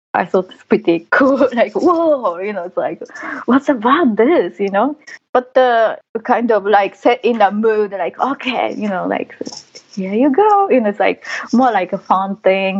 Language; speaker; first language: English; non-native, fluent; Japanese